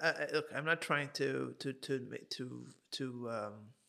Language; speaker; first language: English; native; English